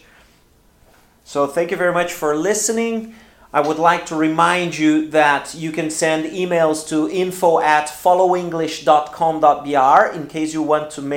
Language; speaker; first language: English; non-native, fluent; Portuguese